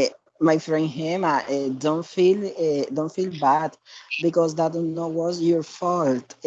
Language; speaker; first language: English; non-native, learner; Spanish